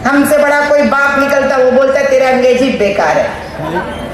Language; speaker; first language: Hindi; non-native, local second language; Telugu